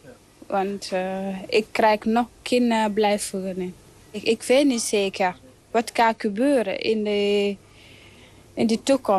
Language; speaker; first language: Dutch; non-native, learner; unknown